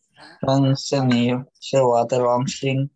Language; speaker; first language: Chinese; non-native, learner; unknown